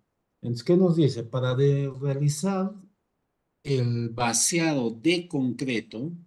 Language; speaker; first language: Spanish; native; Spanish